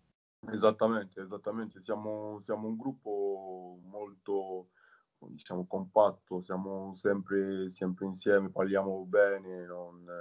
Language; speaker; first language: Italian; non-native, fluent; French